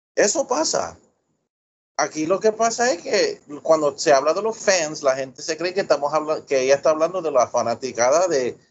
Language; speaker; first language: Spanish; early bilingual, heritage; Spanish